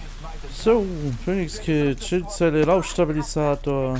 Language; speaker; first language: German; native; German